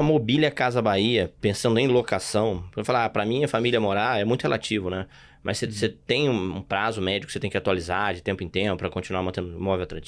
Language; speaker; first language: Portuguese; native; Portuguese